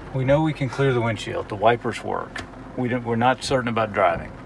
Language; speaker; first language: English; native; English